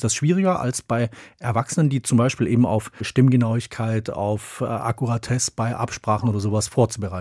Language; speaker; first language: German; native; German